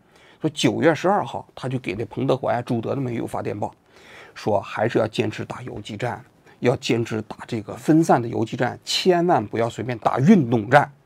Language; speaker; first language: Chinese; native; Chinese